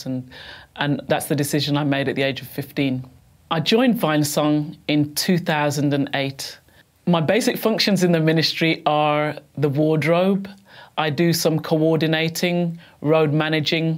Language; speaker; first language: English; native; English